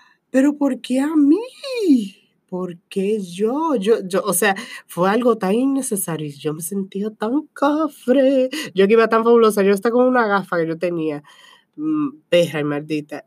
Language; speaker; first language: Spanish; early bilingual, heritage; Spanish